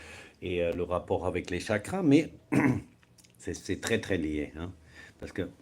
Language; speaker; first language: French; non-native, fluent; German